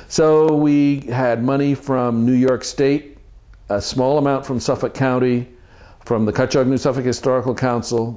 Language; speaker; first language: English; native; English